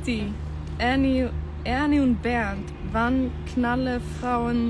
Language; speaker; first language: German; non-native, fluent; Swedish